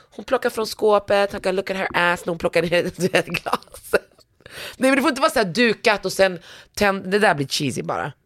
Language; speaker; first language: Swedish; early bilingual, other home language; Arabic